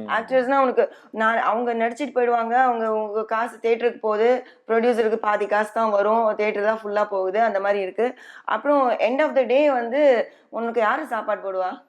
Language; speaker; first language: Tamil; non-native, fluent; English